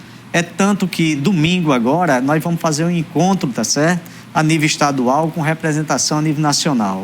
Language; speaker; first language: Portuguese; native; Portuguese